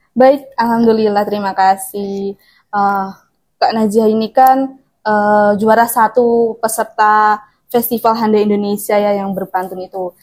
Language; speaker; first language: Indonesian; native; Indonesian